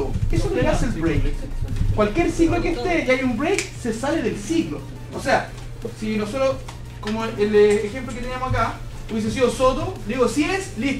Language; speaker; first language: Spanish; native; Spanish